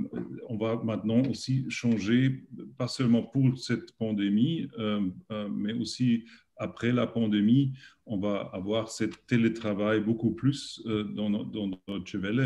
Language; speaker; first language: French; non-native, learner; German